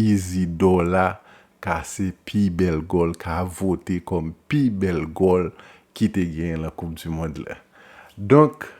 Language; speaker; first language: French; non-native, local second language; Haitian Creole